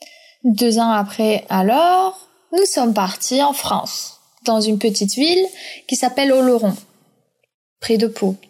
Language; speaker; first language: French; early bilingual, other home language; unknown